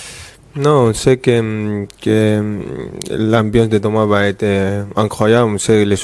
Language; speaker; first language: French; non-native, fluent; Spanish